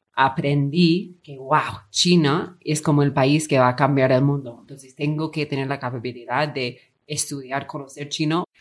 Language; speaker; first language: Spanish; non-native, fluent; English